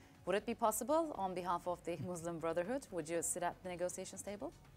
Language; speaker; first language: English; non-native, fluent; Turkish